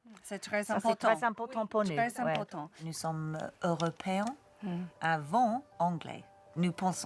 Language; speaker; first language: French; non-native, fluent; English